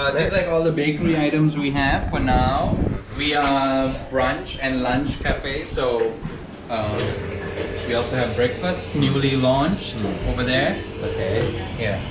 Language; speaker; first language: English; non-native, local second language; Sinhala